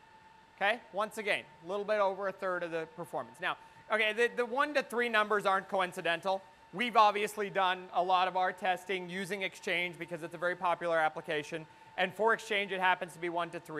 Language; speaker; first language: English; native; English